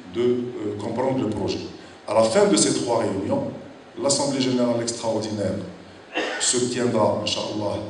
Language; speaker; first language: French; non-native, local second language; Arabic